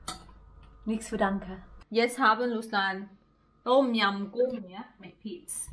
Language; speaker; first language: German; non-native, learner; Thai